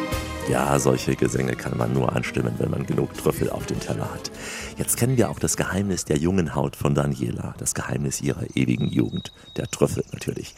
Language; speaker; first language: German; native; German